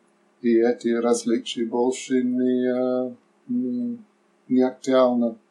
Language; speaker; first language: Russian; non-native, learner; English